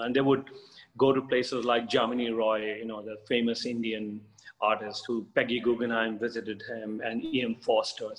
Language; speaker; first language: English; non-native, local second language; Bangla